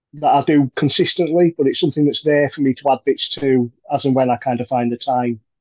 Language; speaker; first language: English; native; English